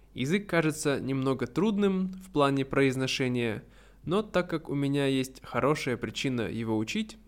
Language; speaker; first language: Russian; native; Russian